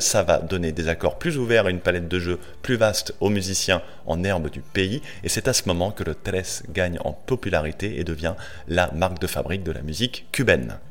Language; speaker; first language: French; native; French